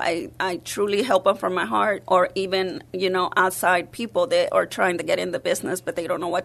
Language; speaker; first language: English; early bilingual, other home language; Spanish